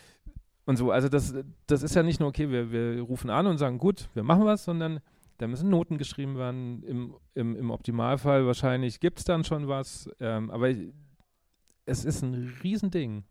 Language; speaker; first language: German; native; German